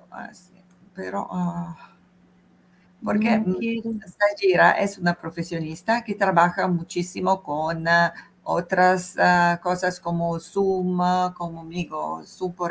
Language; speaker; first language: Spanish; non-native, fluent; Italian